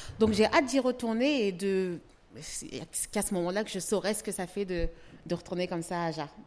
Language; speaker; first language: French; native; French